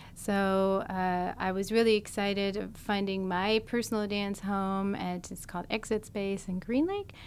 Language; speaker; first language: English; non-native, fluent; German